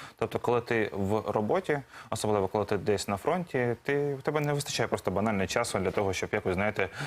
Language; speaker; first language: Ukrainian; native; Ukrainian